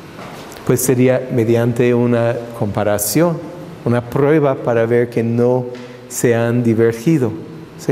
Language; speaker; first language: Spanish; non-native, fluent; English